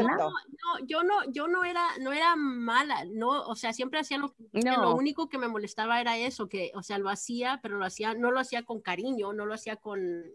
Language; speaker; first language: Spanish; early bilingual, heritage; Spanish